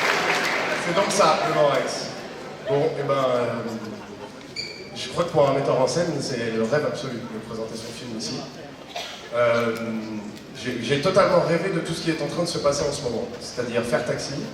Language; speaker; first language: French; native; French